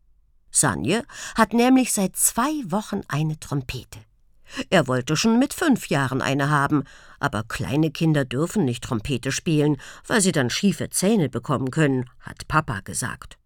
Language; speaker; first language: German; native; German